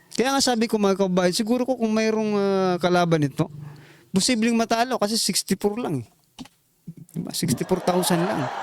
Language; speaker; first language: Filipino; native; Filipino